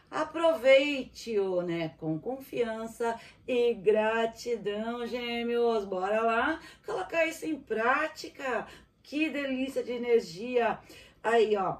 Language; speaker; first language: Portuguese; native; Portuguese